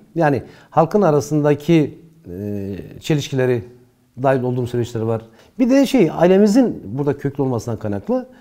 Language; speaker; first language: Turkish; non-native, local second language; Zaza